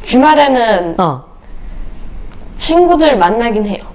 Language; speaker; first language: Korean; early bilingual, other home language; English